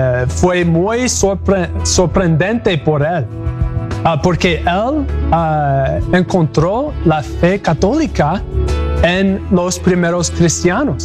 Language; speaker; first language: Spanish; non-native, learner; English